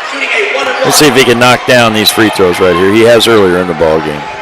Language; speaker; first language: English; native; English